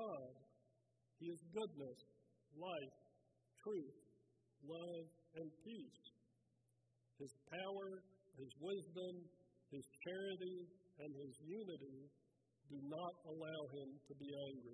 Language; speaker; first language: English; native; English